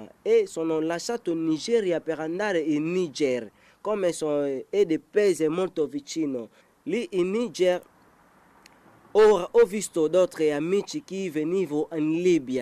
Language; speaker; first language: Italian; non-native, learner; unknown